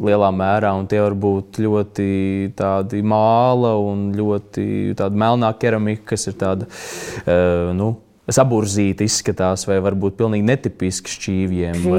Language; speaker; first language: Latvian; native; Latvian